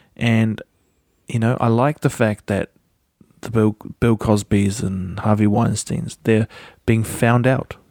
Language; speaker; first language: English; native; English